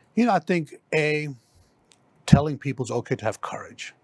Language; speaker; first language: English; non-native, local second language; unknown